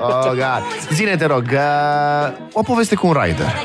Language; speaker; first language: Romanian; native; Romanian